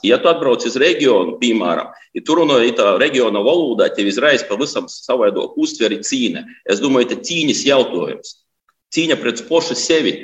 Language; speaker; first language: Latvian; native; Latvian